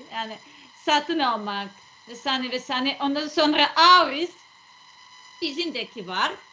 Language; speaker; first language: Turkish; non-native, learner; Serbian